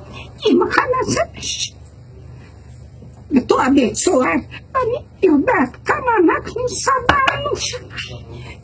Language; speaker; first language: Hebrew; non-native, learner; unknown